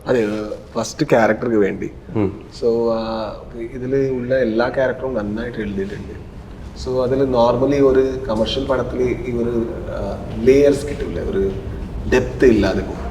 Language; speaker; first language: Malayalam; non-native, local second language; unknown